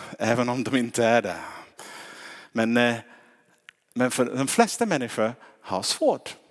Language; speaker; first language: Swedish; non-native, fluent; English